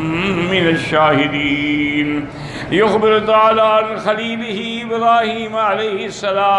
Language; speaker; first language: Arabic; non-native, fluent; Urdu